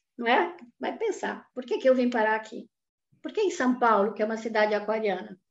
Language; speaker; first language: Portuguese; non-native, fluent; Italian